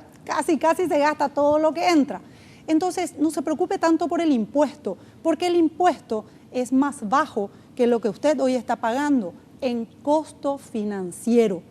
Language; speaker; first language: Spanish; native; Spanish